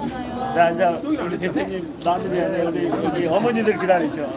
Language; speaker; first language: Korean; native; Korean